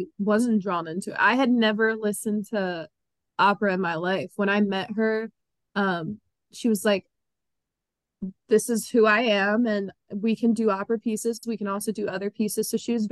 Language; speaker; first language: English; native; English